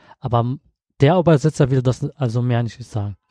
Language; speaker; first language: German; non-native, learner; Arabic